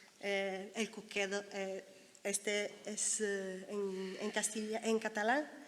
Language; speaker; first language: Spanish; non-native, fluent; Italian